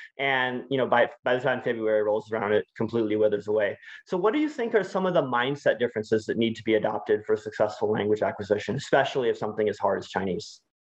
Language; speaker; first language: English; native; English